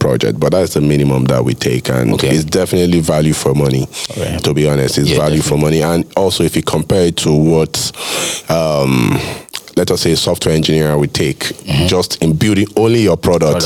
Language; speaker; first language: English; non-native, local second language; Yoruba